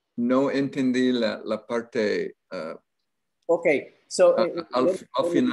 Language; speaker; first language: Spanish; non-native, learner; English